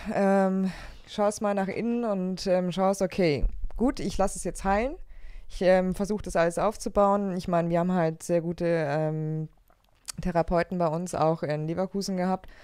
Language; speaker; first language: German; native; German